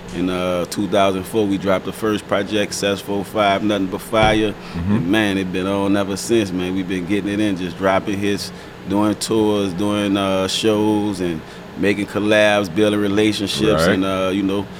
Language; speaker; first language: English; native; English